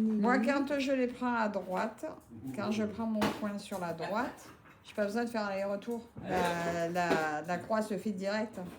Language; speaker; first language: French; native; French